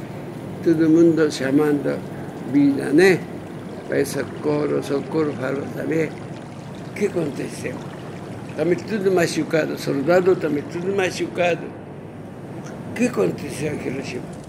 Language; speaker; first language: Portuguese; non-native, learner; Japanese